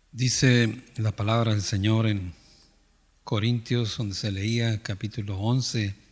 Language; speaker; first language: Spanish; native; Spanish